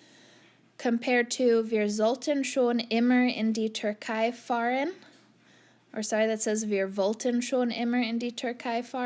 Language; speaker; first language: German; non-native, fluent; English